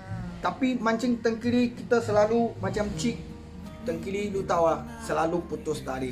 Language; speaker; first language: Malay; non-native, local second language; Chinese